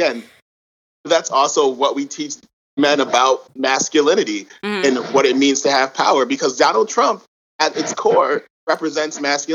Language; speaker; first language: English; native; English